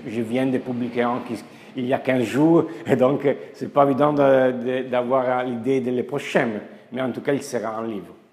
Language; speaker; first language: French; non-native, fluent; Italian